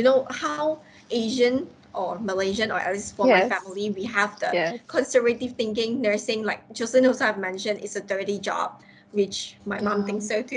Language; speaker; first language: English; non-native, local second language; Cantonese